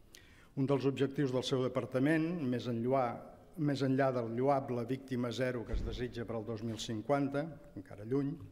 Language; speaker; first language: Catalan; native; Catalan